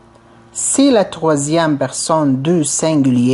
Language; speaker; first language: French; non-native, fluent; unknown